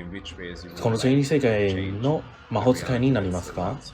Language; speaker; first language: Japanese; non-native, learner; English